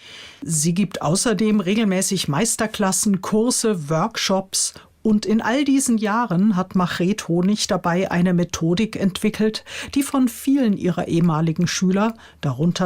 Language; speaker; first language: German; native; German